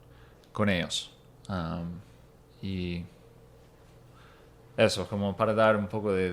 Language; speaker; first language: Spanish; non-native, fluent; English